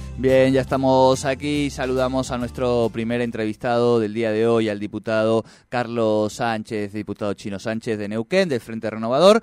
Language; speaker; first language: Spanish; native; Spanish